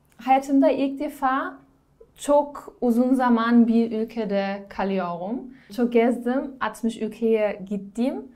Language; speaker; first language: Turkish; non-native, learner; German